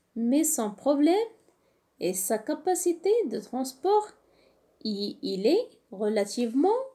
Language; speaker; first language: French; non-native, local second language; Arabic